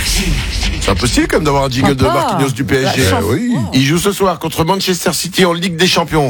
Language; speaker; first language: French; native; French